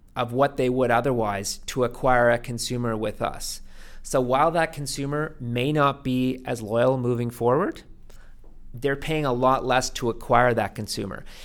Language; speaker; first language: English; native; English